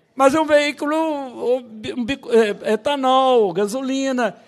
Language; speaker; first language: Portuguese; native; Portuguese